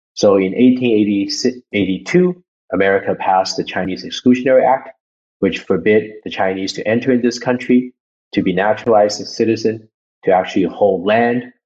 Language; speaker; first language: English; early bilingual, other home language; Chinese